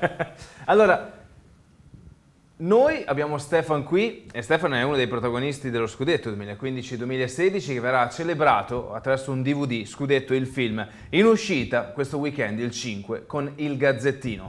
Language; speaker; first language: Italian; native; Italian